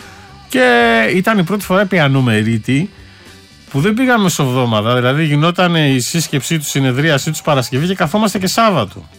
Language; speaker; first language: Greek; native; Greek